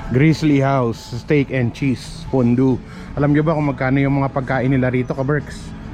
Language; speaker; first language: Filipino; native; Filipino